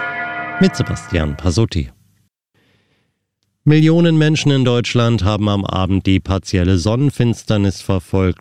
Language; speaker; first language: German; native; German